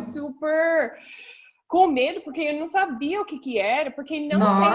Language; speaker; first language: Portuguese; non-native, fluent; English